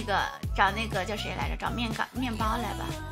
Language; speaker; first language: Chinese; native; Chinese